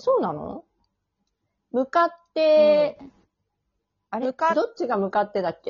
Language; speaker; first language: Japanese; native; Japanese